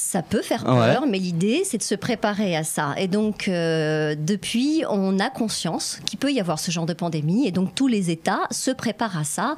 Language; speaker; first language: French; native; French